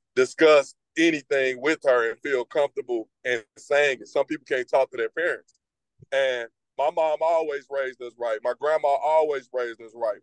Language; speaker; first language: English; native; English